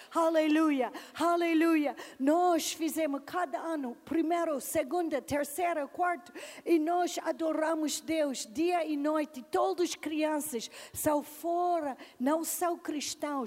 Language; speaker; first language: Portuguese; non-native, learner; English